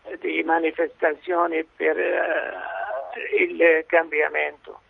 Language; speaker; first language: Italian; non-native, fluent; Arabic